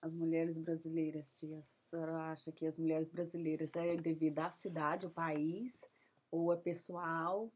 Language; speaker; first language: Portuguese; native; Portuguese